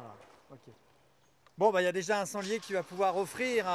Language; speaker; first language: French; native; French